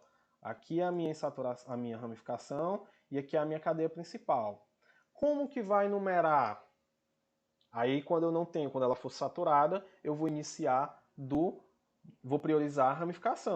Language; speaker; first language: Portuguese; native; Portuguese